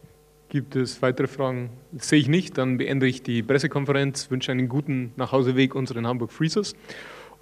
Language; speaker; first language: German; native; German